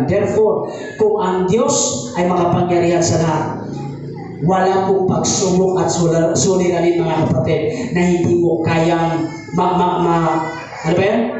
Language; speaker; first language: Filipino; native; Filipino